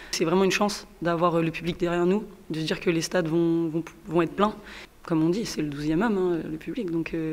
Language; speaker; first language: French; native; French